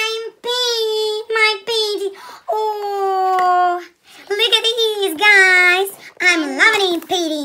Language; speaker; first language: English; non-native, learner; Russian